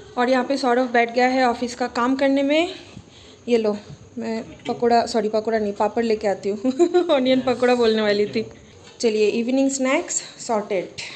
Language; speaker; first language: Hindi; non-native, local second language; Bangla